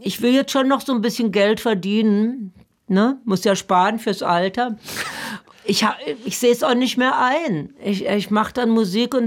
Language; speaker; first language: German; native; German